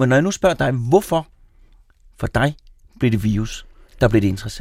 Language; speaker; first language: Danish; native; Danish